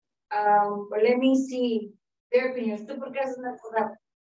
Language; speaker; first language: Spanish; early bilingual, other home language; English